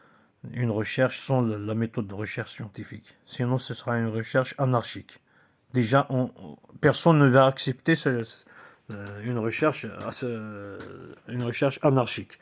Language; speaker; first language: French; non-native, local second language; Kabyle